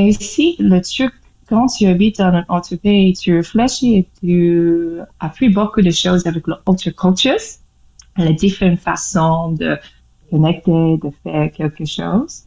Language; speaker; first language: French; non-native, learner; English